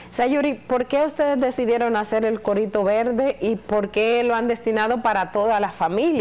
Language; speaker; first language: Spanish; native; Spanish